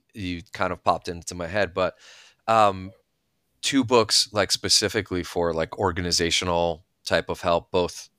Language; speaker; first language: English; early bilingual, other home language; Bulgarian